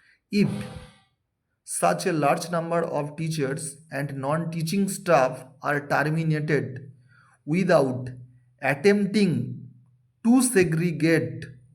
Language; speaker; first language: English; non-native, local second language; Bangla